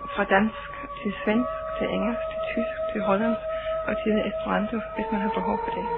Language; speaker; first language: Danish; non-native, fluent; English